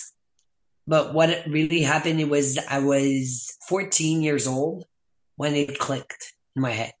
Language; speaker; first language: English; non-native, fluent; French